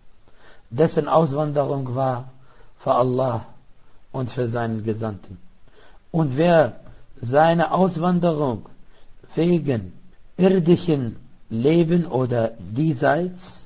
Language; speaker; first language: German; non-native, fluent; Arabic